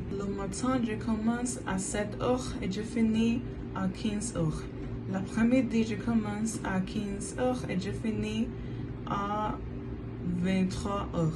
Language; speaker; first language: French; non-native, learner; Spanish